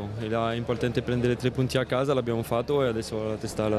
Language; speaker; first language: Italian; non-native, fluent; French